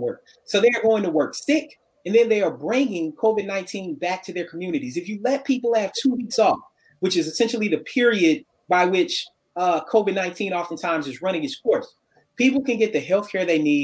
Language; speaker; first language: English; native; English